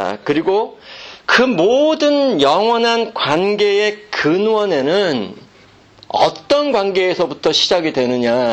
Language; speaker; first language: Korean; native; Korean